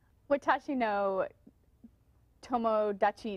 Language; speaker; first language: Japanese; non-native, learner; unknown